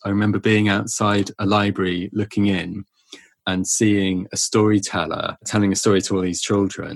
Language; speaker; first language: English; native; English